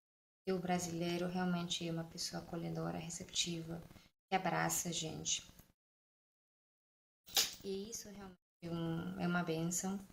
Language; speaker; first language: Portuguese; non-native, fluent; Spanish